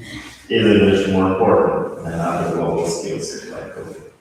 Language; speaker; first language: English; non-native, fluent; Kazakh